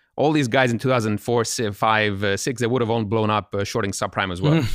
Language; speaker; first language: English; non-native, fluent; Greek